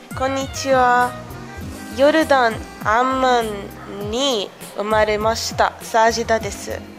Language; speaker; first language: Japanese; non-native, learner; Arabic